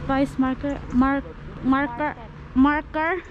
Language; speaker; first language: English; non-native, local second language; Cebuano